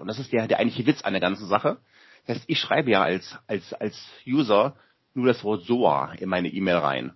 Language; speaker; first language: German; native; German